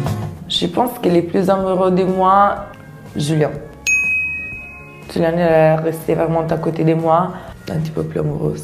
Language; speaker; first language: French; non-native, learner; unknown